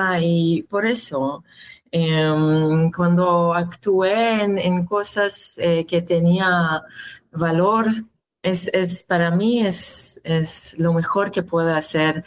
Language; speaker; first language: Spanish; non-native, learner; Hebrew